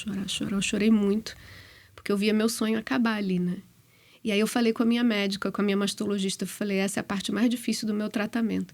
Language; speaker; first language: Portuguese; native; Portuguese